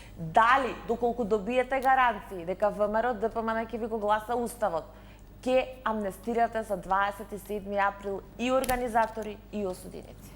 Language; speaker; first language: Macedonian; native; Macedonian